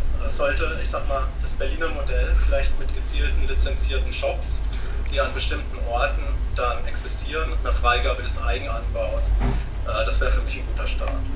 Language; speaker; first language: German; native; German